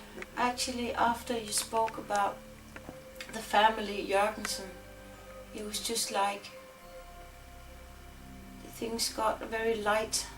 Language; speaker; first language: English; non-native, fluent; Danish